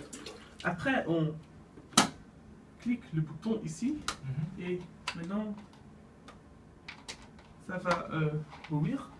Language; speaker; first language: French; non-native, learner; Dutch